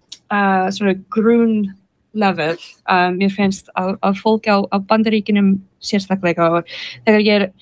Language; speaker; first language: Icelandic; non-native, fluent; English